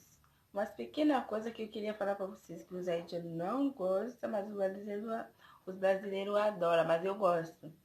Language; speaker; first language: Portuguese; non-native, fluent; Haitian Creole